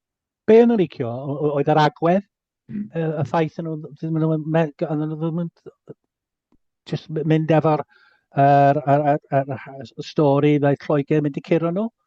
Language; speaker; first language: Welsh; native; Welsh